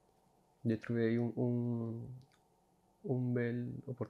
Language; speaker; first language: French; non-native, fluent; Spanish